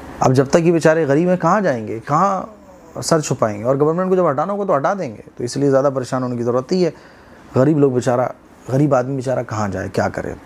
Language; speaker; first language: Urdu; native; Urdu